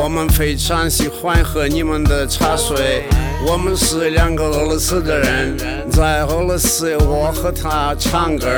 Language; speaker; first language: Chinese; non-native, learner; Russian